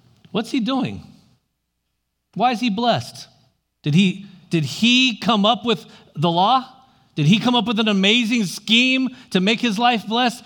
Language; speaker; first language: English; native; English